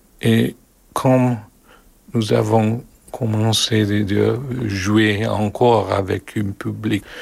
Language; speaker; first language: French; non-native, learner; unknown